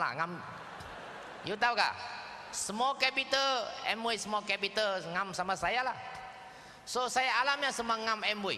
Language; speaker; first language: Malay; non-native, local second language; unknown